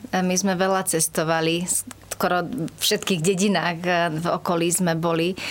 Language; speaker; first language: Slovak; non-native, local second language; Hungarian